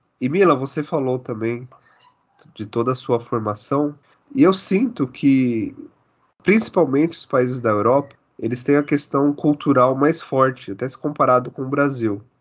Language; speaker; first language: Portuguese; native; Portuguese